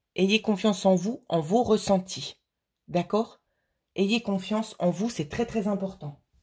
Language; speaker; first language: French; native; French